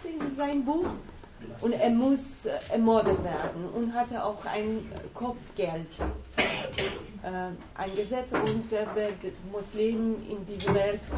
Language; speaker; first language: German; non-native, fluent; Persian